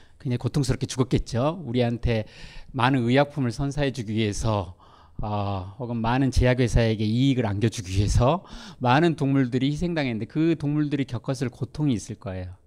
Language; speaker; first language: Korean; native; Korean